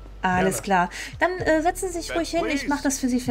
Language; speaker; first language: German; native; German